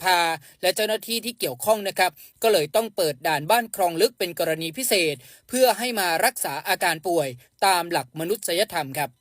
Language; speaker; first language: Thai; native; Thai